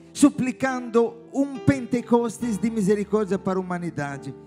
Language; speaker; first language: Portuguese; non-native, fluent; Italian